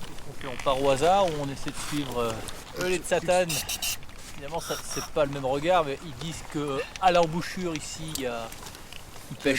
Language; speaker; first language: French; native; French